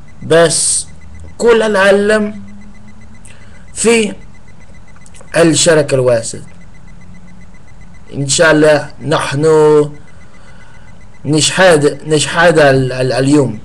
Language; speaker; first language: Arabic; non-native, learner; English